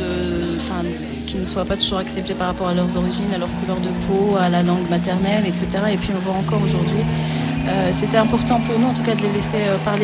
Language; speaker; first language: French; non-native, local second language; Arabic